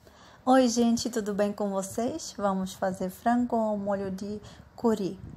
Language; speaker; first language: Portuguese; non-native, fluent; Arabic